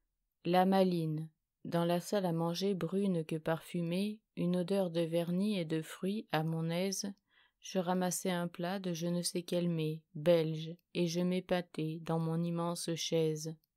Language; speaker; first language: French; native; French